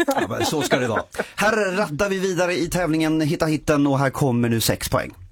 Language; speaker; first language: Swedish; native; Swedish